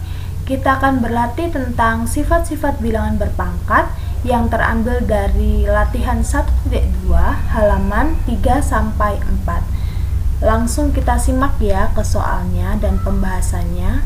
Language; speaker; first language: Indonesian; native; Indonesian